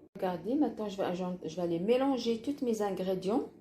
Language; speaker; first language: French; non-native, local second language; Arabic